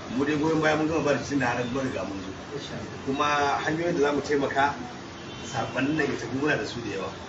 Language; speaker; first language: Hausa; native; Hausa